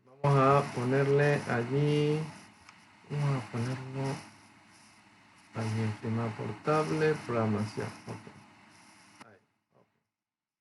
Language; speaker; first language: Spanish; native; Spanish